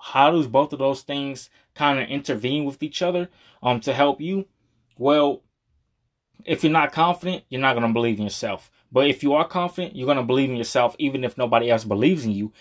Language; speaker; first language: English; native; English